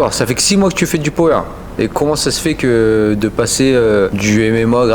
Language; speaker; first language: French; native; French